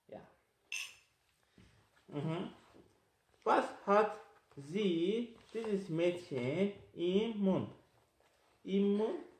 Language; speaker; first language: German; non-native, fluent; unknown